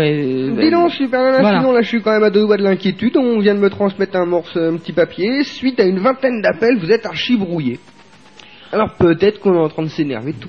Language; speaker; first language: French; native; French